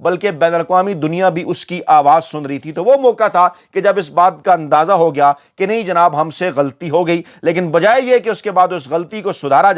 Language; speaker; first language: Urdu; native; Urdu